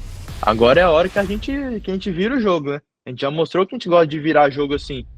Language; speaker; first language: Portuguese; native; Portuguese